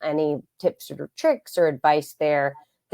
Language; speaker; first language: English; native; English